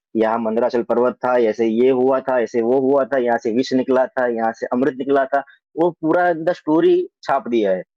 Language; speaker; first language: Hindi; non-native, local second language; Gujarati